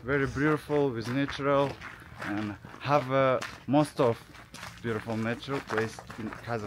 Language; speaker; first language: English; non-native, learner; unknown